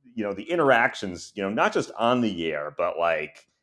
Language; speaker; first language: English; native; English